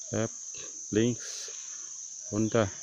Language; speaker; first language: German; non-native, learner; Thai